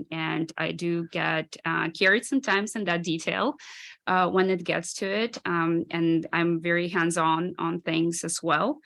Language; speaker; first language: English; non-native, fluent; Ukrainian